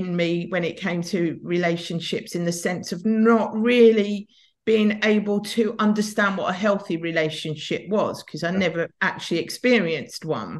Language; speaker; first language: English; native; English